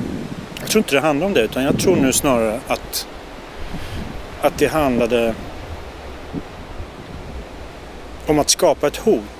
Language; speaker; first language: Swedish; native; Swedish